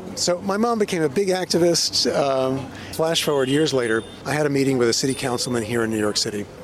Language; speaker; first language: English; native; English